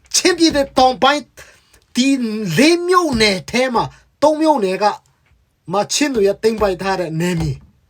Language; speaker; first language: Burmese; non-native, local second language; Hakha Chin